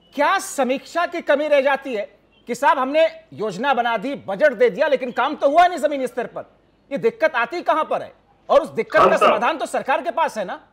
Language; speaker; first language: Hindi; native; Hindi